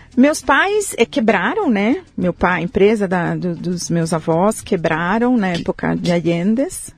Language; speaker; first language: Portuguese; early bilingual, other home language; Spanish